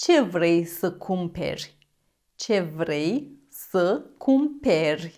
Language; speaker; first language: Romanian; non-native, learner; Persian